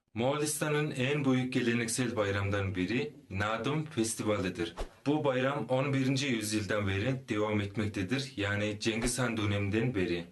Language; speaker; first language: Turkish; non-native, fluent; Kazakh